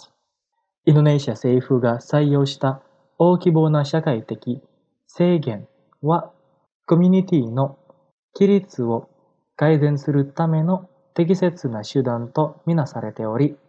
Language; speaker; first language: Japanese; non-native, fluent; Indonesian